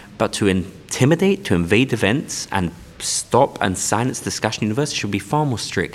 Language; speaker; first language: English; non-native, local second language; Yiddish